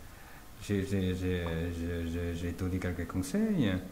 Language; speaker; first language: French; non-native, fluent; Chinese